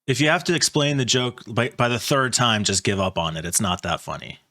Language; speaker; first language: English; native; English